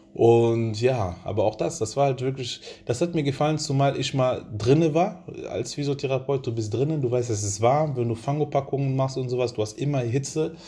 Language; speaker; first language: German; early bilingual, other home language; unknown